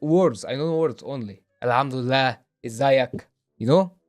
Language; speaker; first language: English; non-native, learner; Arabic